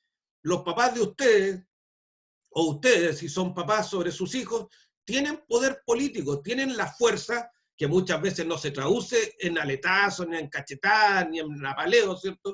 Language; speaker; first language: Spanish; native; Spanish